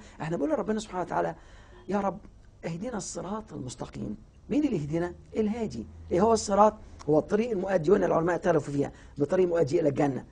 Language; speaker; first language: Arabic; native; Arabic